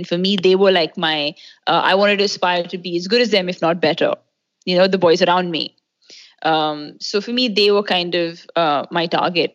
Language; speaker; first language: English; non-native, local second language; Hindi